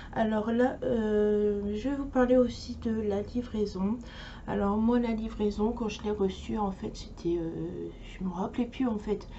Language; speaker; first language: French; native; French